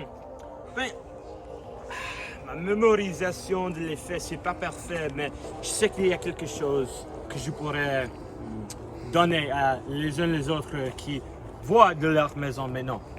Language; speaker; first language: French; non-native, learner; English